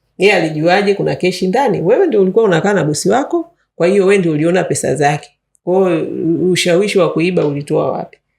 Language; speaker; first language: Swahili; native; Swahili